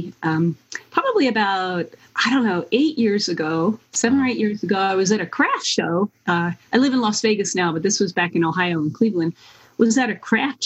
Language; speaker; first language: English; native; English